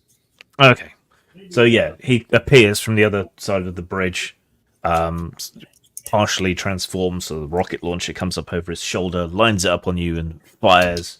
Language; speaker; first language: English; native; English